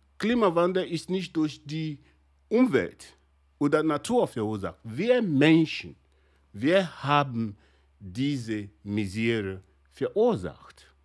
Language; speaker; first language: German; non-native, fluent; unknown